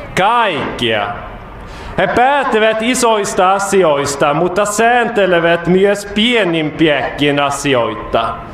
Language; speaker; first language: Finnish; non-native, fluent; Swedish